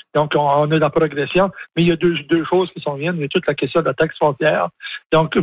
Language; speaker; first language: French; native; French